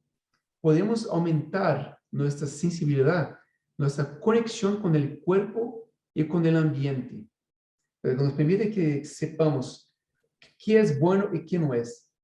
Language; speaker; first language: Spanish; non-native, fluent; Portuguese